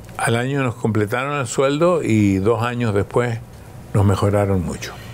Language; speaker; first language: Spanish; early bilingual, other home language; German